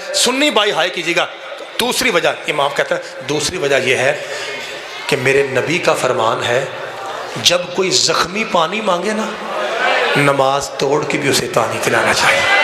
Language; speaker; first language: Urdu; non-native, local second language; Punjabi